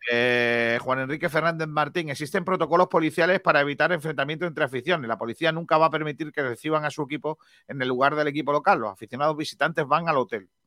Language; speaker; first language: Spanish; native; Spanish